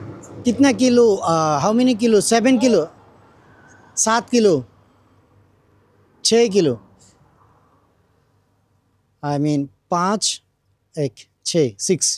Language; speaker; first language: Hindi; non-native, learner; Bangla